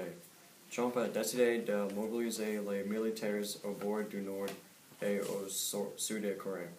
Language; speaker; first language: French; non-native, learner; English